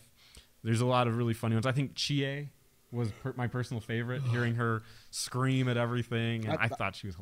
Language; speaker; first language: English; native; English